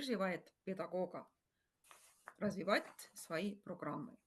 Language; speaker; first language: Russian; non-native, fluent; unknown